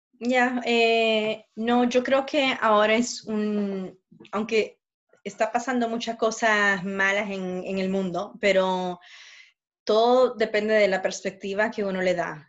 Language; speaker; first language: Spanish; early bilingual, heritage; Spanish